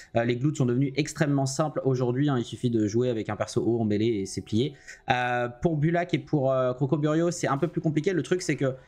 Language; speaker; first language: French; native; French